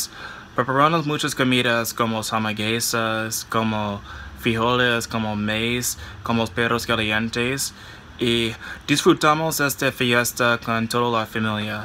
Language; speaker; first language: Spanish; non-native, fluent; English